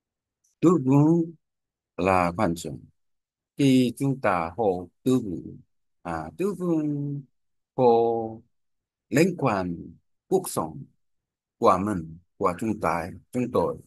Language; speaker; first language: Vietnamese; non-native, learner; Korean